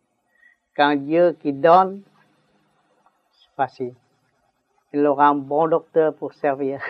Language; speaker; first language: French; non-native, learner; Vietnamese